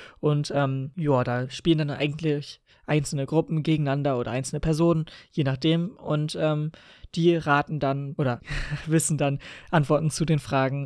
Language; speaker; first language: German; native; German